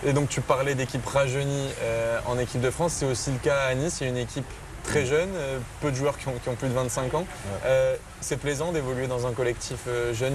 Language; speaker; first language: French; native; French